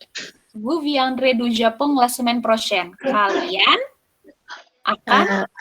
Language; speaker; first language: French; non-native, fluent; Indonesian